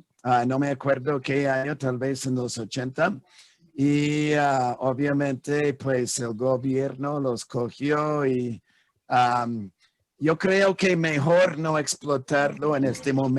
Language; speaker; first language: Spanish; non-native, fluent; English